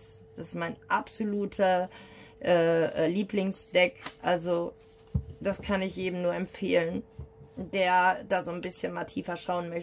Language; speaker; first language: German; native; German